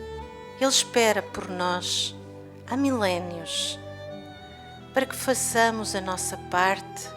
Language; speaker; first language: Portuguese; native; Portuguese